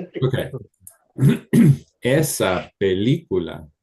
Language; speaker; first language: Spanish; non-native, fluent; English